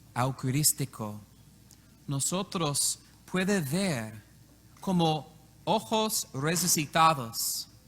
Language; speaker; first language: Spanish; non-native, learner; English